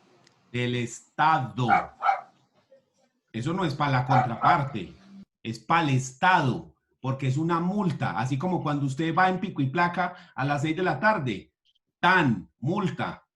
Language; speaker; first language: Spanish; native; Spanish